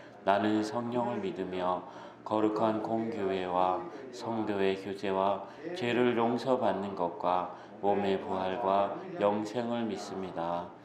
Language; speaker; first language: Korean; native; Korean